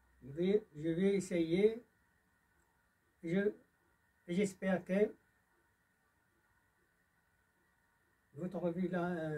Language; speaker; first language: French; non-native, learner; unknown